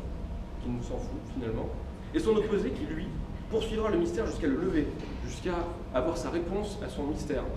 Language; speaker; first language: French; native; French